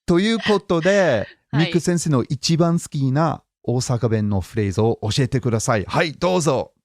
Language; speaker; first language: Japanese; non-native, fluent; English